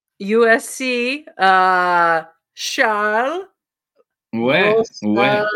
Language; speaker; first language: French; non-native, learner; English